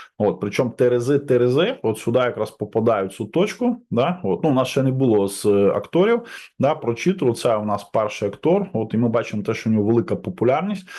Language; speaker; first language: Ukrainian; non-native, local second language; Russian